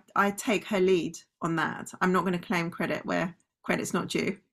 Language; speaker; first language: English; native; English